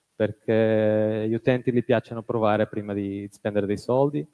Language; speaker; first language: Italian; non-native, fluent; Portuguese